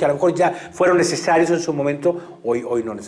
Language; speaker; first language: Spanish; native; Spanish